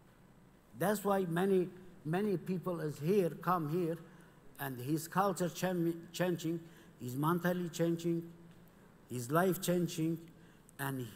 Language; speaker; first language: English; non-native, learner; Kurdish